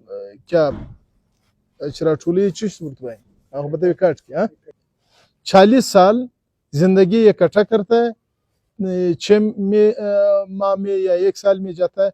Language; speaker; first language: Hindi; non-native, fluent; Pashto